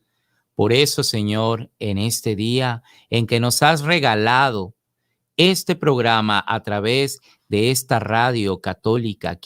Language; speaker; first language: Spanish; native; Spanish